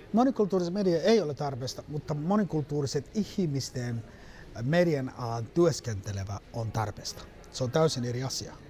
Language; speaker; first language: Finnish; non-native, fluent; Somali